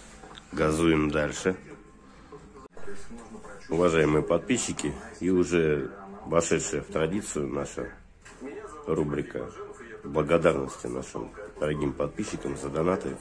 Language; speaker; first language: Russian; native; Russian